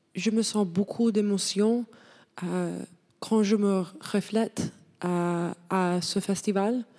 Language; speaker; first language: French; non-native, learner; English